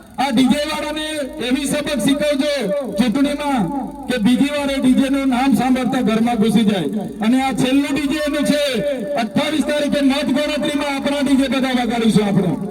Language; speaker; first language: Gujarati; non-native, local second language; Vasavi